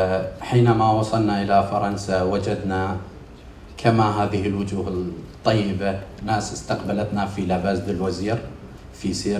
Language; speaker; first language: Arabic; native; Arabic